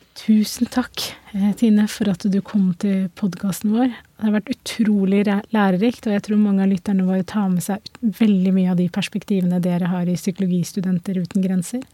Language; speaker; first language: Norwegian; native; Norwegian